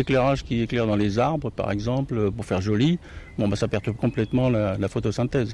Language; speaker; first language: French; native; French